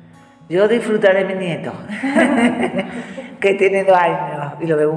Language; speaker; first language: Spanish; native; Spanish